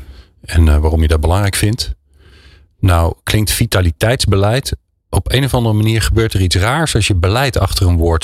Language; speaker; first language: Dutch; native; Dutch